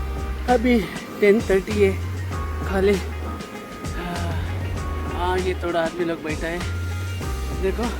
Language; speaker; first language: Hindi; non-native, local second language; Kannada